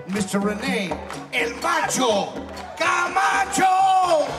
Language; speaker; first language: English; native; English